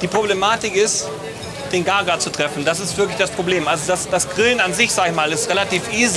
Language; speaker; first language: German; native; German